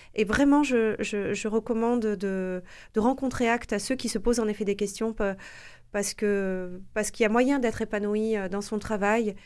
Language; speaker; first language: French; native; French